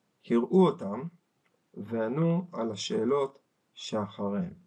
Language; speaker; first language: Hebrew; native; Hebrew